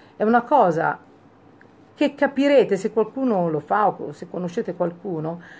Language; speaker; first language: Italian; native; Italian